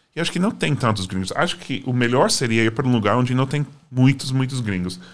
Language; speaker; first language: Portuguese; non-native, fluent; English